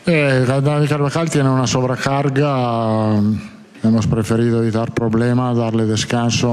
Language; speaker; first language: Spanish; non-native, fluent; Italian